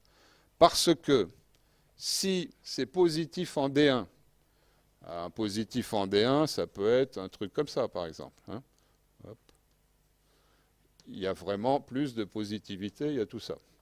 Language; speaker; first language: French; native; French